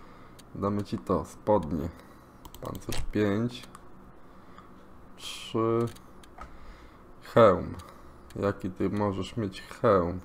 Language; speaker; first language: Polish; native; Polish